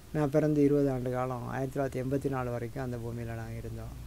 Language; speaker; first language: Tamil; native; Tamil